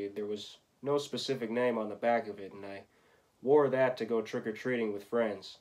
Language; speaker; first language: English; native; English